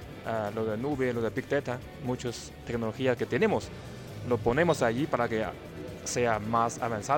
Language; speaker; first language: Spanish; non-native, learner; Chinese